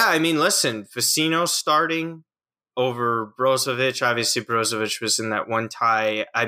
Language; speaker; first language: English; native; English